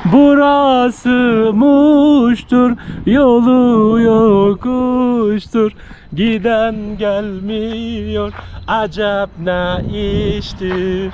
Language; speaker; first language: Turkish; native; Turkish